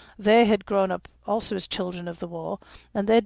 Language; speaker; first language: English; native; English